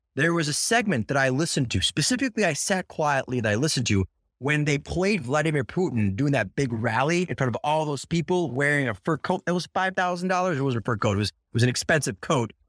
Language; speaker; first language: English; early bilingual, other home language; Russian